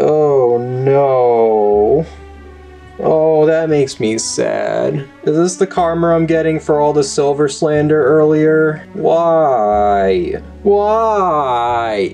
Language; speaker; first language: English; native; English